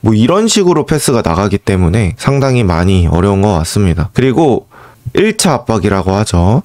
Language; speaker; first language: Korean; native; Korean